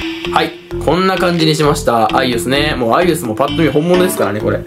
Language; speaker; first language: Japanese; native; Japanese